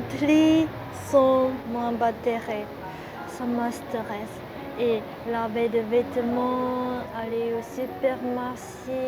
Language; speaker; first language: French; non-native, learner; Japanese